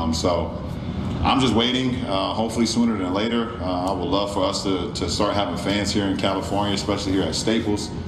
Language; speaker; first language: English; native; English